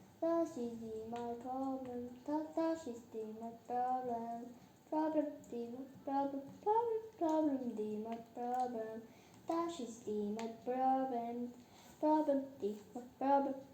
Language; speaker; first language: English; non-native, learner; Polish